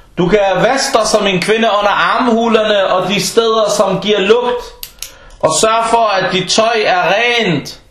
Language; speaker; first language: Danish; early bilingual, other home language; Arabic